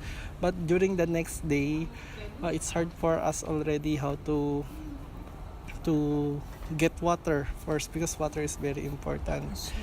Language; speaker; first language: English; non-native, learner; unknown